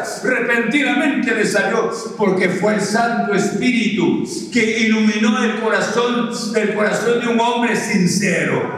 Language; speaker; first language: Spanish; native; Spanish